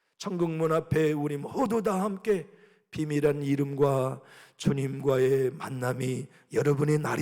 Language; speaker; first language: Korean; native; Korean